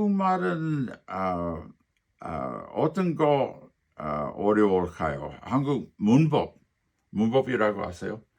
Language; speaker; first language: Korean; non-native, fluent; English